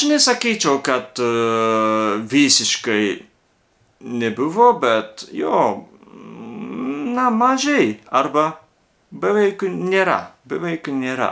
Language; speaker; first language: Lithuanian; non-native, learner; Japanese